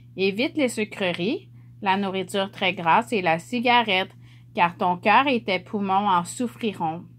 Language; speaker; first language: French; native; French